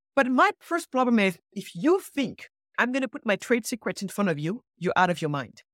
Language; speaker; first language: English; early bilingual, other home language; Wolof